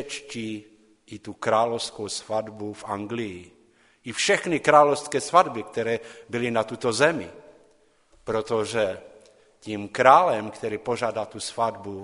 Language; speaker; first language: Czech; non-native, local second language; Polish